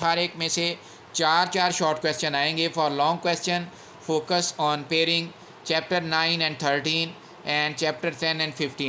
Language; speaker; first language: English; non-native, local second language; Urdu